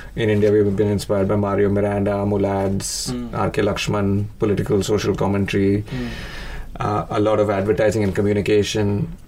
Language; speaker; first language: English; non-native, local second language; Hindi